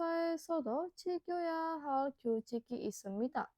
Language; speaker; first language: Korean; non-native, learner; Indonesian